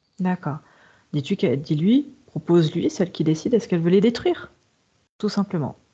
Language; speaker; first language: French; native; French